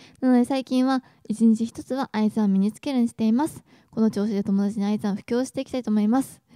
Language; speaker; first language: Japanese; native; Japanese